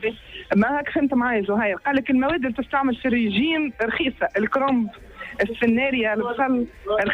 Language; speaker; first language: Arabic; native; Arabic